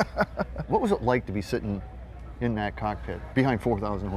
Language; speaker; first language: English; native; English